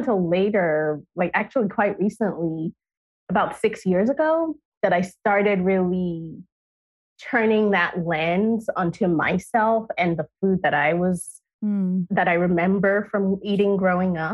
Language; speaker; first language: English; non-native, local second language; Yoruba